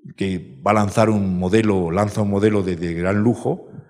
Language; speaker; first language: Spanish; native; Spanish